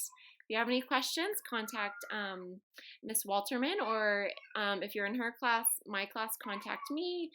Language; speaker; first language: English; native; English